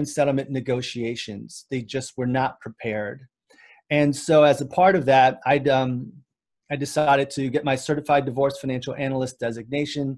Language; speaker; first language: English; native; English